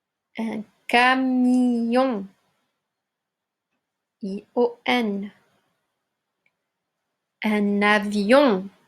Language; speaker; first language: French; non-native, local second language; Arabic